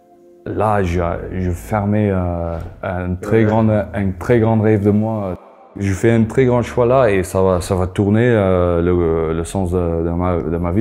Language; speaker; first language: French; non-native, fluent; Afrikaans